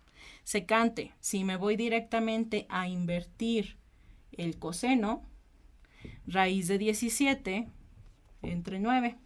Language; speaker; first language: Spanish; native; Spanish